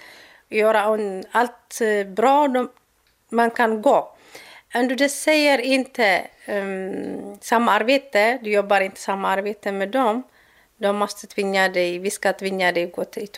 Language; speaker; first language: Swedish; non-native, learner; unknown